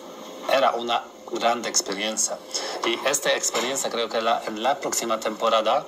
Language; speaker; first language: Spanish; non-native, learner; Polish